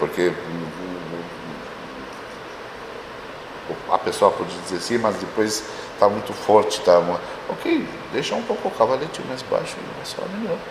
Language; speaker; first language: Portuguese; non-native, fluent; Romanian